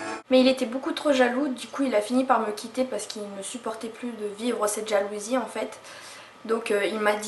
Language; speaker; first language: French; native; French